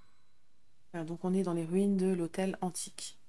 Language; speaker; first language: French; native; French